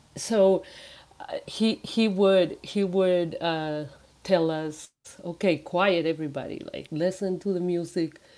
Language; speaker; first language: English; non-native, fluent; Spanish